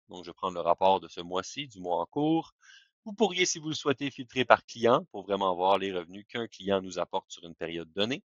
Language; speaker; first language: French; native; French